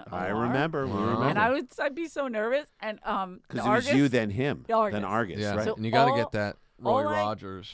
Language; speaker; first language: English; native; English